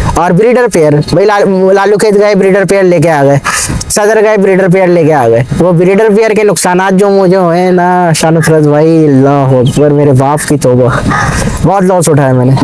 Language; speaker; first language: Urdu; native; Urdu